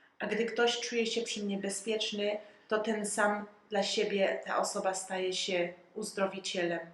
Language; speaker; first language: Polish; early bilingual, heritage; Polish